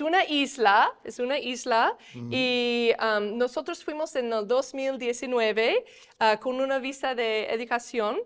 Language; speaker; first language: Spanish; non-native, fluent; English